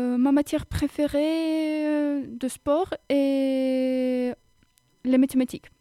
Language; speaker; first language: French; non-native, learner; Russian